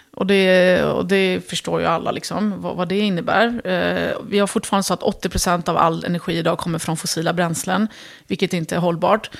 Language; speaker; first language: Swedish; early bilingual, other home language; Arabic